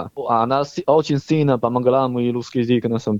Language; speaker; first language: Russian; non-native, learner; Chinese